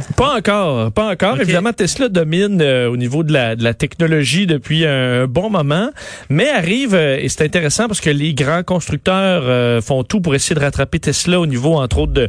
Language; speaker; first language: French; native; French